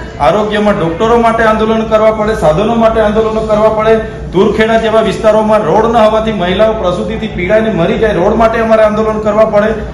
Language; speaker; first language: Gujarati; non-native, local second language; Bhili